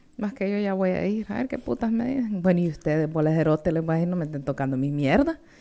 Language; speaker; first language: Spanish; early bilingual, heritage; Spanish